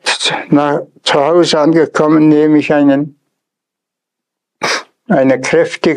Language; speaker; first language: German; non-native, fluent; Tuvinian